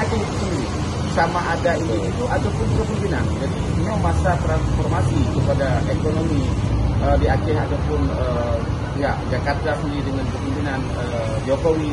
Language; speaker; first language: Indonesian; non-native, local second language; Achinese